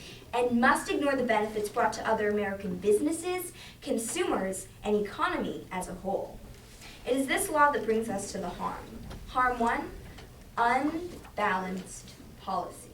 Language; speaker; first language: English; native; English